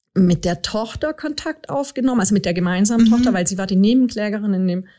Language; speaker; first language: German; native; German